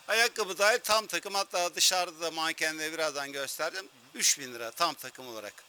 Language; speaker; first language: Turkish; native; Turkish